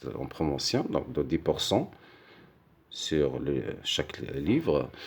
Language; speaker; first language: French; non-native, local second language; Arabic